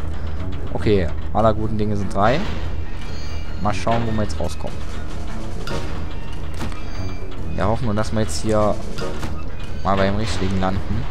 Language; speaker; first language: German; native; German